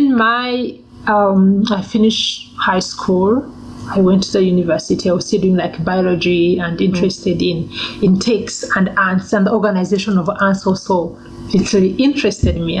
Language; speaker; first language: English; non-native, local second language; Kinyarwanda